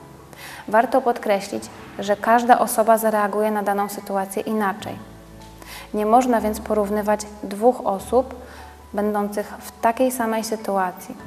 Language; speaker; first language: Polish; native; Polish